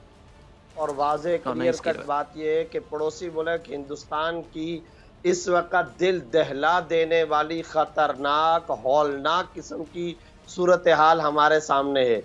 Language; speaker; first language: Urdu; native; Urdu